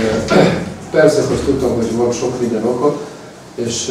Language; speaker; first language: Hungarian; non-native, fluent; Serbian